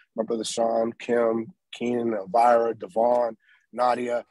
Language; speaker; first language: English; native; English